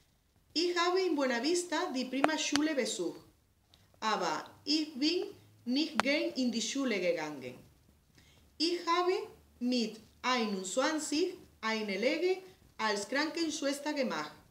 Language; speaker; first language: German; non-native, learner; Spanish